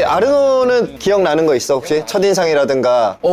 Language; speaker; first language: Korean; native; Korean